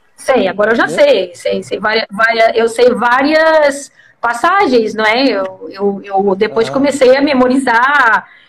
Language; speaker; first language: Portuguese; native; Portuguese